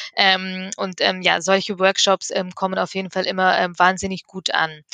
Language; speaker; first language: German; early bilingual, other home language; Russian